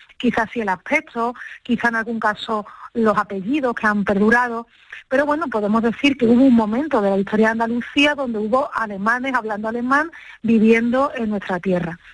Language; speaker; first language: Spanish; native; Spanish